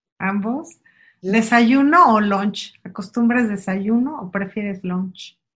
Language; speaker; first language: Spanish; native; Spanish